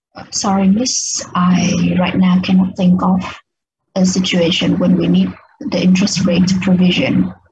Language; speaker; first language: English; non-native, fluent; Vietnamese